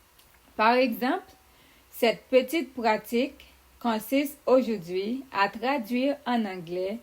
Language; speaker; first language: French; non-native, fluent; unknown